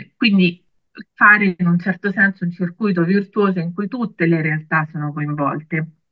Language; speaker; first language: Italian; native; Italian